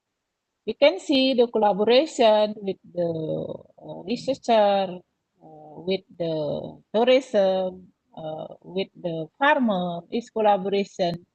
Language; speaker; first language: English; non-native, learner; Indonesian